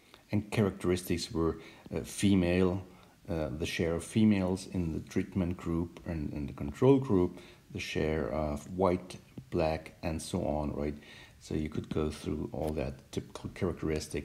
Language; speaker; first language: English; non-native, fluent; German